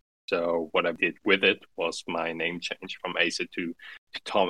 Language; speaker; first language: English; non-native, fluent; German